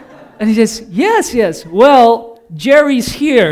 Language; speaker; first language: English; non-native, fluent; Bulgarian